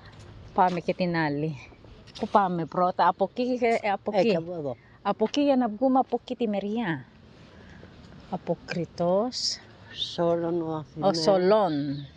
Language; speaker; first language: Greek; non-native, learner; Filipino